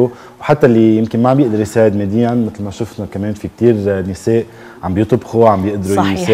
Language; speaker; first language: Arabic; native; Arabic